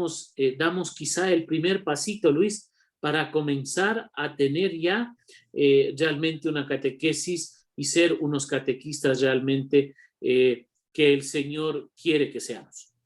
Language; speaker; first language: Spanish; native; Spanish